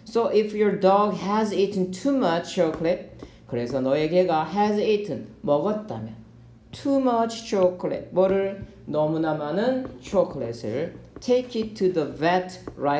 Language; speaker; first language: English; non-native, learner; Korean